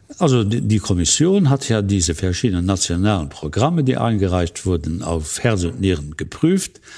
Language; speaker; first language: German; non-native, local second language; Luxembourgish